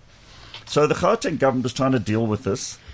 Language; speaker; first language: English; native; English